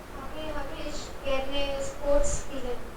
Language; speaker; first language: German; non-native, learner; Hindi